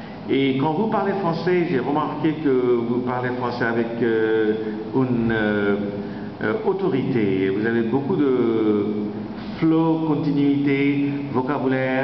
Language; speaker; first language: French; non-native, fluent; Bangla